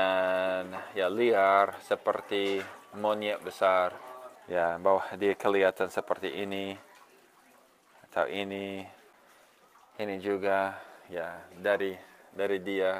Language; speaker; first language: Indonesian; non-native, fluent; English